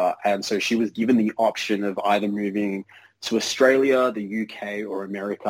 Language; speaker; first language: English; native; English